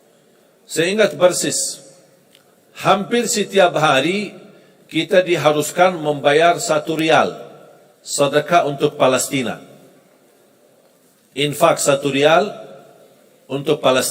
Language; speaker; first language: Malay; non-native, fluent; Arabic